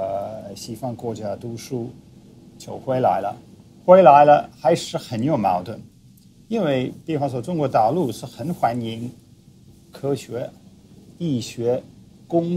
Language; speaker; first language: Chinese; non-native, fluent; English